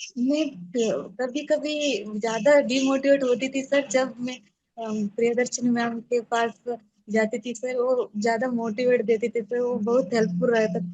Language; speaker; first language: Hindi; non-native, local second language; Kannada